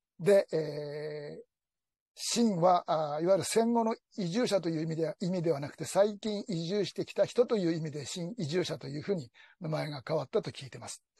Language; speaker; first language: Japanese; native; Japanese